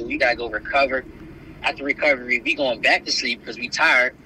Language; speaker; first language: English; native; English